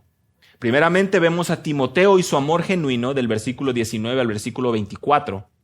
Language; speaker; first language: Spanish; native; Spanish